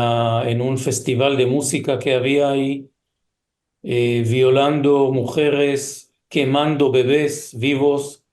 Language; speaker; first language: Spanish; early bilingual, heritage; Hebrew